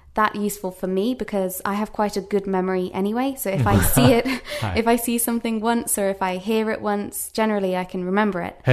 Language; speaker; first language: English; native; English